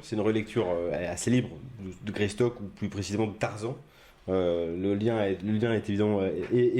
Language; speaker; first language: French; native; French